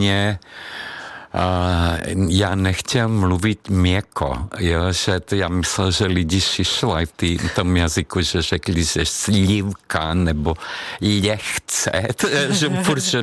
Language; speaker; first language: Czech; non-native, fluent; Hungarian